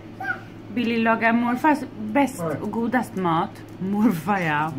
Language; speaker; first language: Swedish; native; Swedish